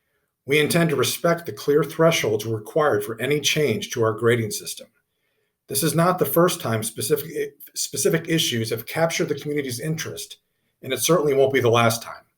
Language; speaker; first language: English; native; English